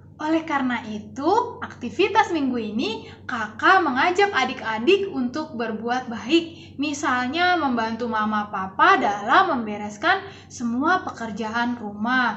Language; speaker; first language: Indonesian; native; Indonesian